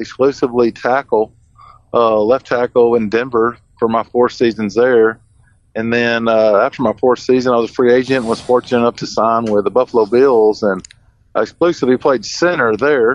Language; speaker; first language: English; native; English